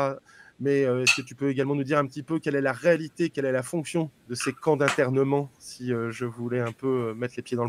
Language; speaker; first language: French; native; French